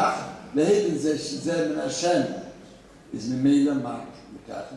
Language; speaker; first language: Hebrew; non-native, fluent; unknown